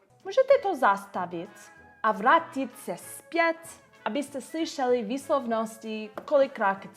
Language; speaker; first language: Czech; non-native, learner; English